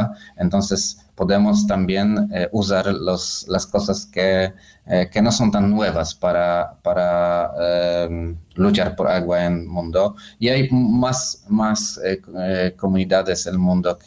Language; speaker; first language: Spanish; non-native, learner; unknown